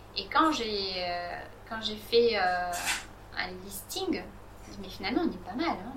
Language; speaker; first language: French; non-native, fluent; Romanian